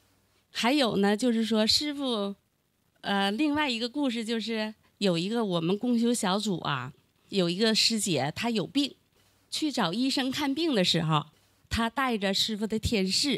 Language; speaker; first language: Chinese; native; Chinese